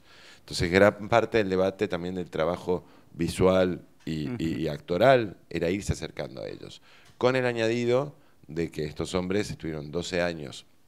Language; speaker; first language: Spanish; native; Spanish